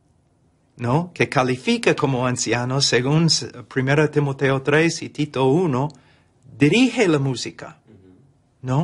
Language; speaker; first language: Spanish; non-native, fluent; English